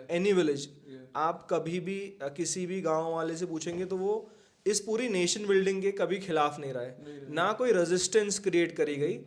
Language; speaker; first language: Hindi; native; Hindi